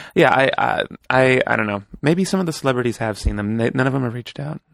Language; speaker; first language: English; native; English